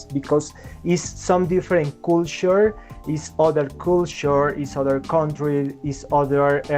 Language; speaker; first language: English; non-native, learner; Spanish